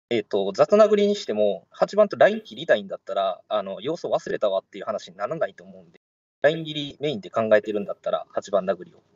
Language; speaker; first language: Japanese; native; Japanese